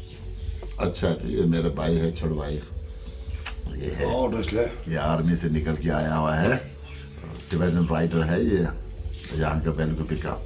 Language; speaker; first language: Hindi; non-native, local second language; Tibetan